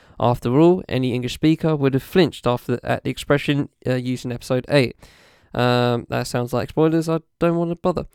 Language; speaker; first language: English; native; English